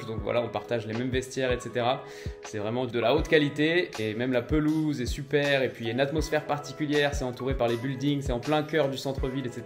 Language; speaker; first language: French; native; French